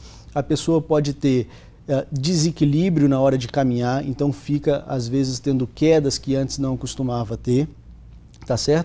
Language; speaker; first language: Portuguese; native; Portuguese